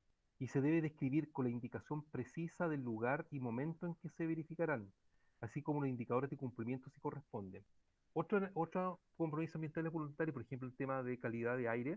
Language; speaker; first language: Spanish; native; Spanish